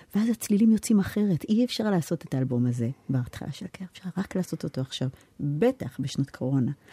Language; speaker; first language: Hebrew; early bilingual, heritage; Hebrew